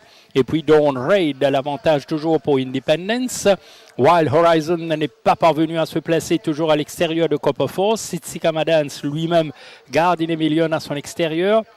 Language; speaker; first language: French; non-native, local second language; Morisyen